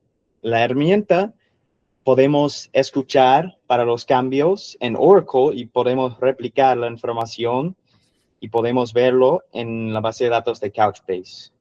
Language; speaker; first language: Spanish; non-native, learner; English